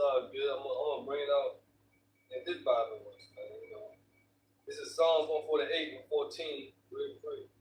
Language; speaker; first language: English; native; English